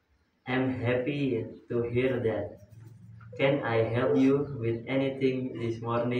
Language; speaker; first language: English; non-native, learner; Indonesian